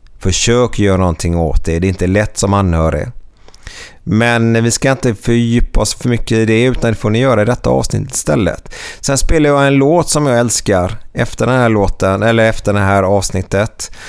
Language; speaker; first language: Swedish; native; Swedish